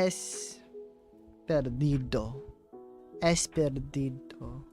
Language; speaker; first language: Spanish; non-native, learner; English